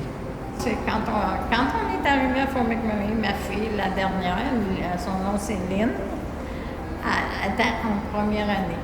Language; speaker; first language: French; native; French